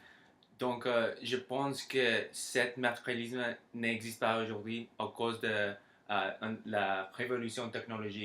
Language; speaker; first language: French; non-native, learner; English